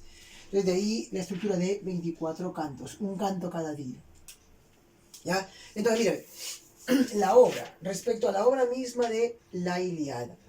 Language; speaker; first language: Spanish; native; Spanish